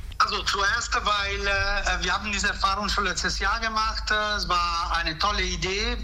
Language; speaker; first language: German; non-native, fluent; Italian